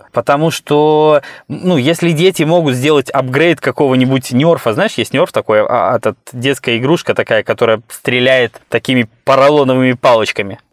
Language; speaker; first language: Russian; native; Russian